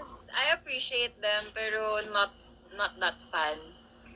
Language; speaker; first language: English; non-native, local second language; Filipino